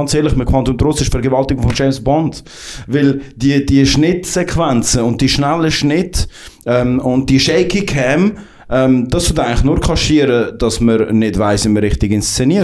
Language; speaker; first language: German; native; German